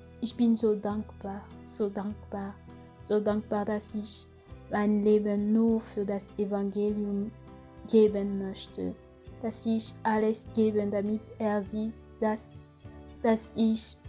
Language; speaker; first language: German; non-native, fluent; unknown